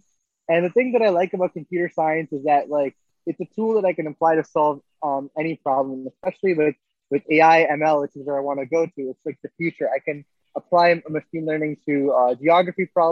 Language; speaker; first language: English; native; English